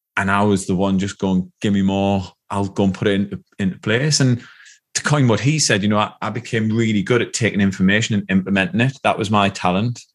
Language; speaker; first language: English; native; English